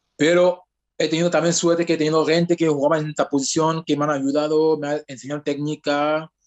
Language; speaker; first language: Spanish; non-native, fluent; French